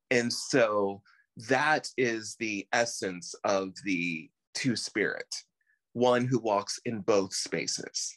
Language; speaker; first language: English; native; English